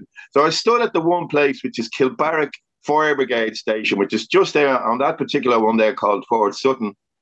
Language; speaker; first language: English; native; English